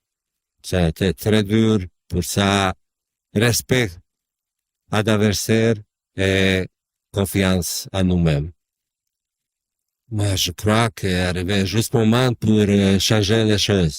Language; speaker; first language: French; non-native, learner; Bosnian